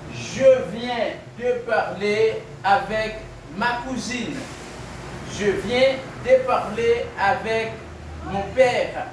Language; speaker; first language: French; non-native, fluent; Spanish